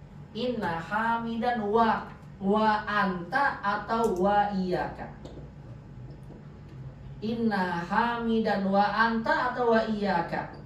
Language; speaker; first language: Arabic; non-native, fluent; Indonesian